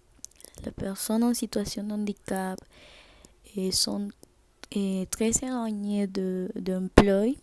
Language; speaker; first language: French; non-native, learner; Spanish